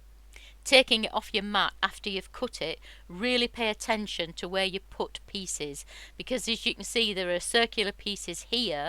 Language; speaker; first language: English; native; English